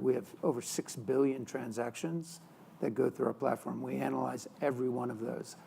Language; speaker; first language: English; native; English